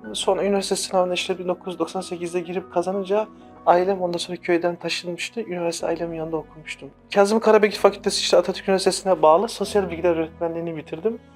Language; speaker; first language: Turkish; non-native, local second language; Kurdish